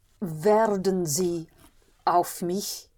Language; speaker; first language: German; non-native, learner; English